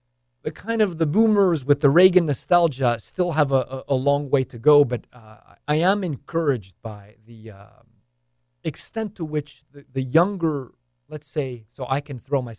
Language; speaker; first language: English; native; English